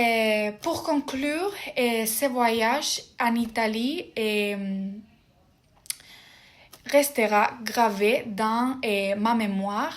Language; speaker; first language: French; non-native, fluent; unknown